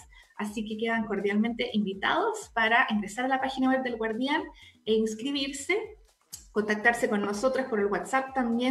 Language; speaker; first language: Spanish; native; Spanish